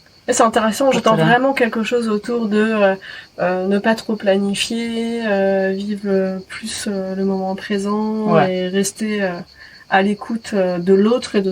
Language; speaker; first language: French; native; French